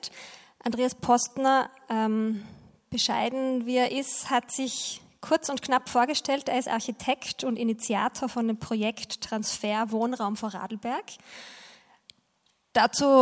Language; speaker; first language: German; native; German